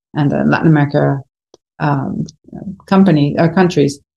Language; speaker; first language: English; non-native, fluent; Spanish